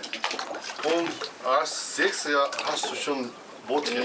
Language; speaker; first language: German; non-native, learner; Korean